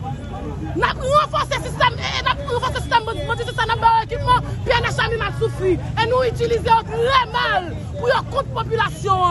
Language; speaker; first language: Haitian Creole; native; Haitian Creole